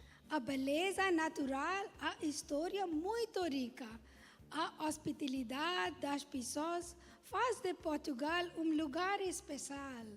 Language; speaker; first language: Portuguese; non-native, learner; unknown